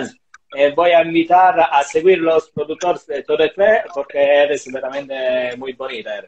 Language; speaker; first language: Spanish; non-native, learner; Italian